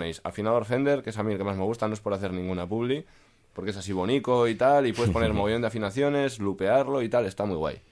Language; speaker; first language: Spanish; native; Spanish